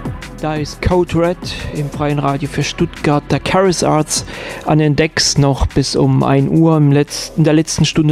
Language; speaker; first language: German; native; German